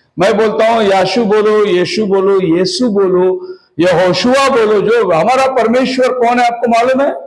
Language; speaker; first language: Hindi; non-native, local second language; Tamil